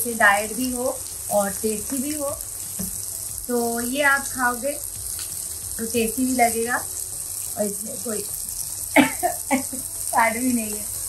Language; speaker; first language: Hindi; non-native, local second language; Bangla